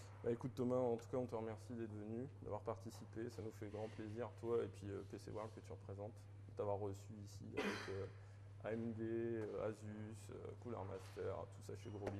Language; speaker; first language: French; native; French